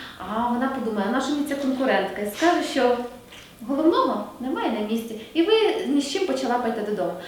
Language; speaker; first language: Ukrainian; native; Ukrainian